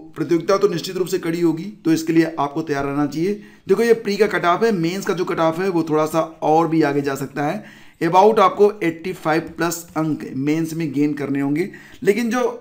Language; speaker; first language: Hindi; native; Hindi